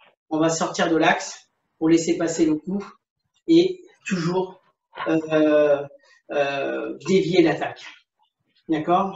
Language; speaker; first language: French; native; French